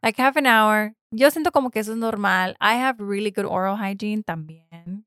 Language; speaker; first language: Spanish; early bilingual, heritage; Spanish